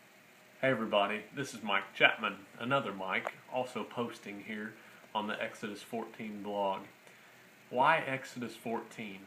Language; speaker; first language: English; native; English